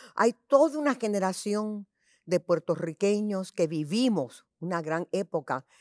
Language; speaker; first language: Spanish; early bilingual, heritage; Spanish